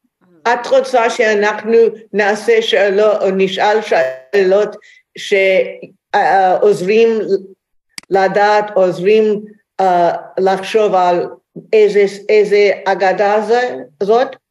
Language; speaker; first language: Hebrew; non-native, learner; English